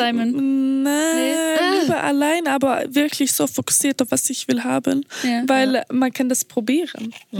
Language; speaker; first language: German; non-native, fluent; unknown